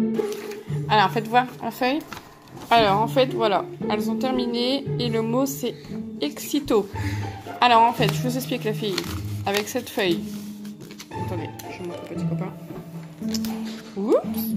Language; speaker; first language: French; native; French